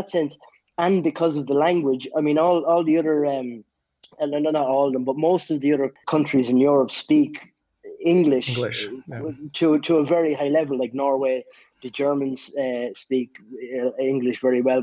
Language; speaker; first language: English; native; English